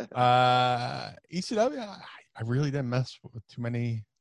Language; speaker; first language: English; native; English